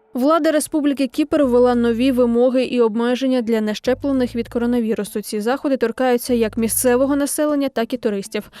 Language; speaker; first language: Ukrainian; native; Ukrainian